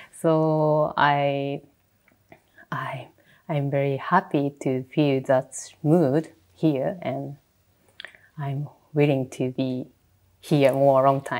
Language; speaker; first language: English; non-native, learner; Japanese